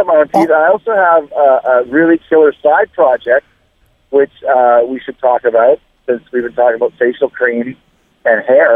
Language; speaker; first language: English; native; English